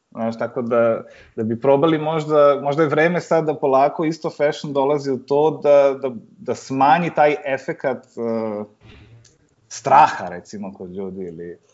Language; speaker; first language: Serbian; early bilingual, heritage; Serbian